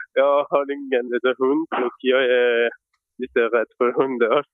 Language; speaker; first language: Swedish; non-native, fluent; Persian